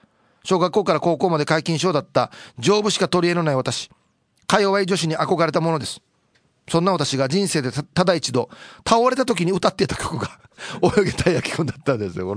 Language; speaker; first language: Japanese; native; Japanese